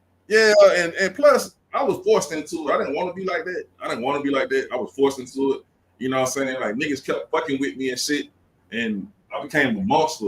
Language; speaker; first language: English; native; English